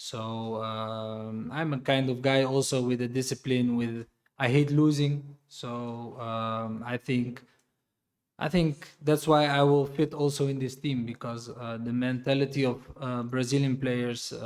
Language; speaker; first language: English; non-native, fluent; Dutch